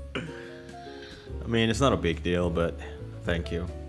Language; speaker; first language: English; non-native, fluent; Indonesian